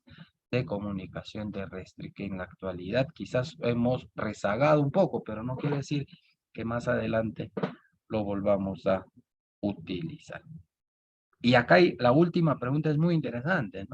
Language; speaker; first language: Spanish; native; Spanish